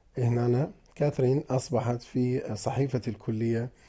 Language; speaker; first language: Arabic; native; Arabic